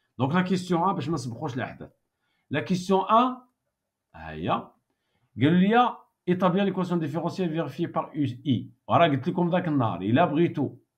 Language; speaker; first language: French; non-native, local second language; Arabic